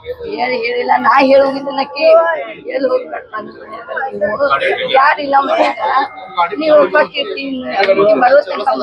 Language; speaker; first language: Kannada; native; Kannada